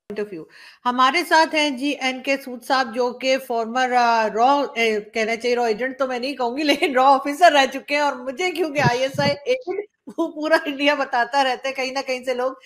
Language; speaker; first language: Urdu; native; Urdu